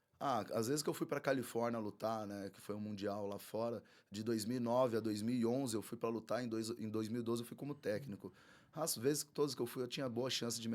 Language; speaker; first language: Portuguese; native; Portuguese